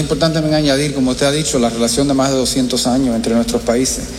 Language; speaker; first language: Spanish; early bilingual, heritage; Spanish